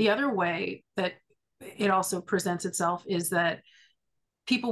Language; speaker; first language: English; native; English